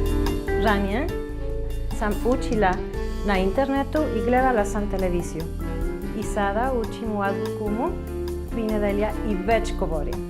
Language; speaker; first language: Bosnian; non-native, learner; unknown